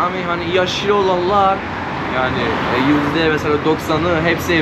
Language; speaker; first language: Turkish; non-native, fluent; Persian